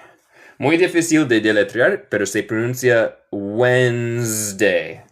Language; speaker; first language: Spanish; non-native, fluent; English